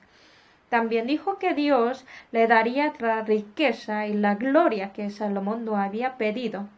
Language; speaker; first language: Spanish; non-native, fluent; Korean